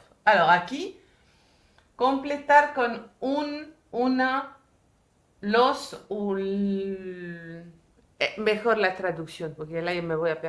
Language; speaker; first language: Spanish; non-native, fluent; French